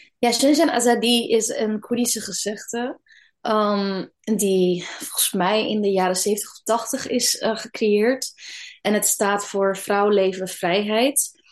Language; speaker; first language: Dutch; early bilingual, other home language; Kurdish